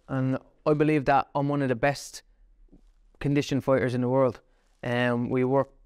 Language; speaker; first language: English; native; English